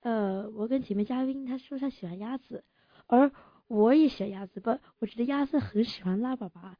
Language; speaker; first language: Chinese; early bilingual, heritage; English